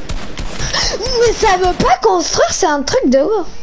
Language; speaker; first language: French; native; French